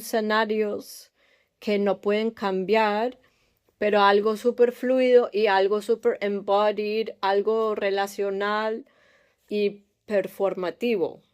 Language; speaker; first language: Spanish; early bilingual, heritage; English